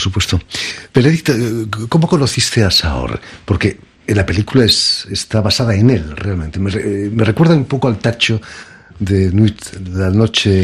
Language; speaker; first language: Spanish; native; Spanish